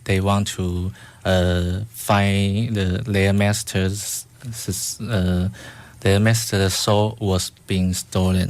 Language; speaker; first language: English; non-native, fluent; Chinese